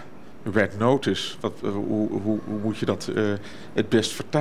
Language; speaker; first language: Dutch; native; Dutch